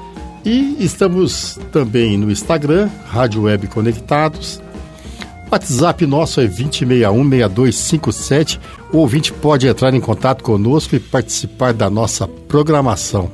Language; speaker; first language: Portuguese; native; Portuguese